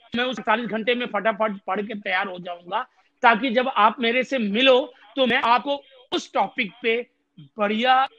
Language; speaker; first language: Hindi; native; Hindi